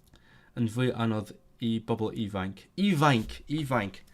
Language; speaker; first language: Welsh; non-native, learner; Cantonese